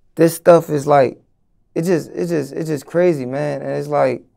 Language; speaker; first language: English; native; English